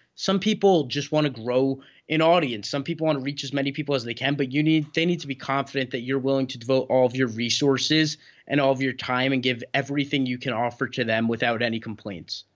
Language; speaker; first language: English; native; English